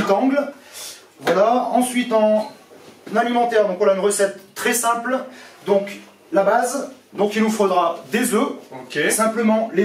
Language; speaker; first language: French; native; French